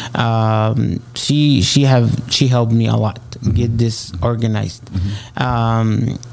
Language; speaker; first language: English; non-native, fluent; Arabic